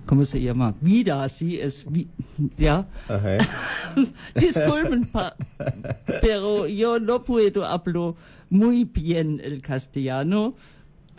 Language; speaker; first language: Spanish; non-native, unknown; German